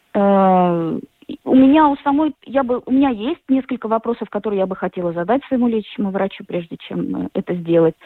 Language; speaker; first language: Russian; native; Russian